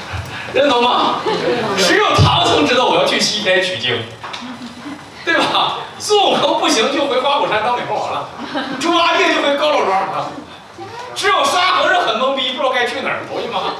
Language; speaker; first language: Chinese; native; Chinese